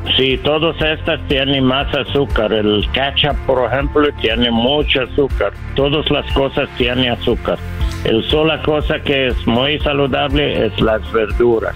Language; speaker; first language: Spanish; non-native, learner; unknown